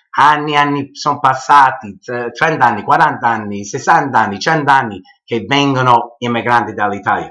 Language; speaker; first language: Italian; early bilingual, heritage; English